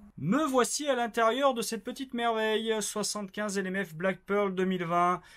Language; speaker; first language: French; native; French